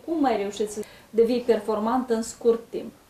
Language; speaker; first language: Romanian; native; Romanian